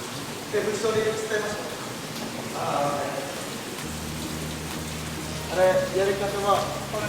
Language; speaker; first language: Japanese; non-native, learner; Indonesian